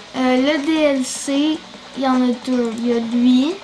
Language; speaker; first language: French; native; French